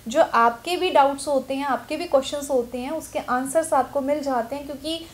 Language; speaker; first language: Hindi; native; Hindi